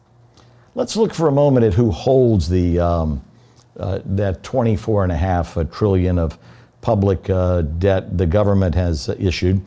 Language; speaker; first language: English; native; English